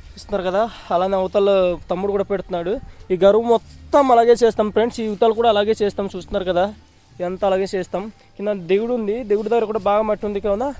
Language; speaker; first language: Telugu; non-native, local second language; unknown